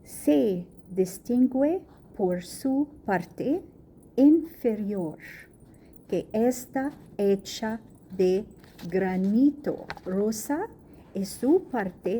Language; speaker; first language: Spanish; non-native, learner; Arabic